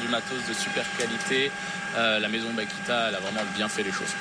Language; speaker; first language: French; native; French